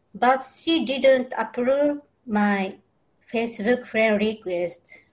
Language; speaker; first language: English; non-native, learner; Japanese